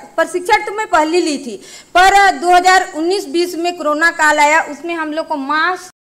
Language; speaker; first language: Hindi; native; Hindi